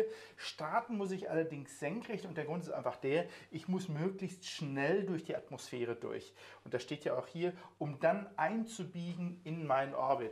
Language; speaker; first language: German; native; German